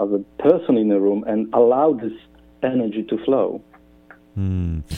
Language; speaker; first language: English; non-native, fluent; Polish